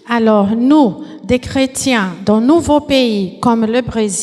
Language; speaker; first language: French; non-native, fluent; Portuguese